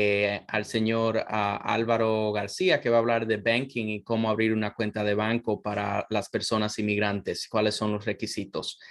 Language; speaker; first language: Spanish; non-native, fluent; English